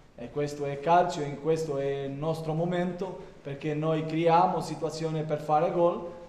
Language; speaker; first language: Italian; non-native, learner; Portuguese